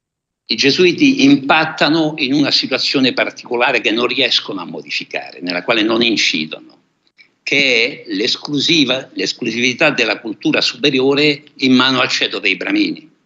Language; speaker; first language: Italian; native; Italian